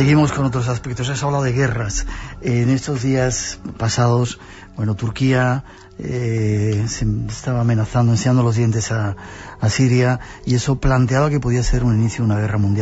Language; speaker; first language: Spanish; native; Spanish